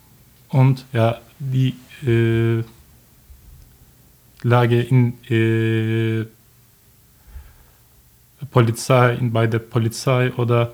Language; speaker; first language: German; non-native, learner; Turkish